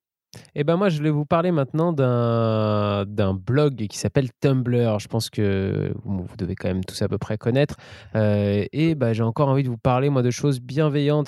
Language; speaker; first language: French; native; French